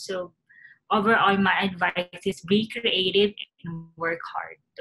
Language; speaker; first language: English; non-native, local second language; Filipino